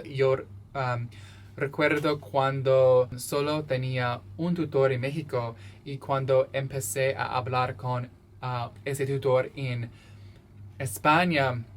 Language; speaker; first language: Spanish; non-native, learner; English